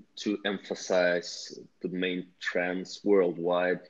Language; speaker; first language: English; non-native, fluent; Russian